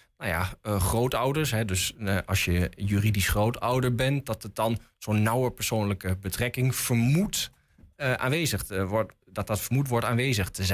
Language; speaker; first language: Dutch; native; Dutch